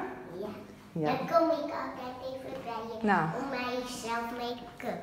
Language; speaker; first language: Dutch; early bilingual, heritage; Dutch